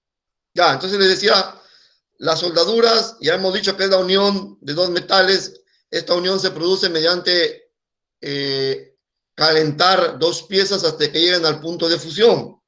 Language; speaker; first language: Spanish; native; Spanish